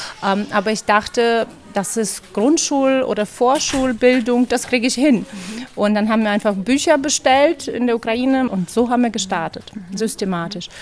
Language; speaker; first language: German; non-native, fluent; Ukrainian